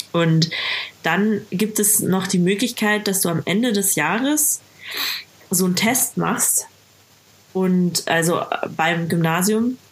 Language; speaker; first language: German; native; German